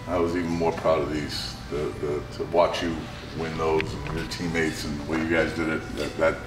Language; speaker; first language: English; native; English